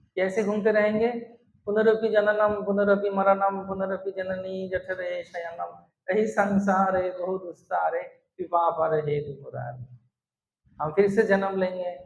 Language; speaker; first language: Hindi; non-native, local second language; Bangla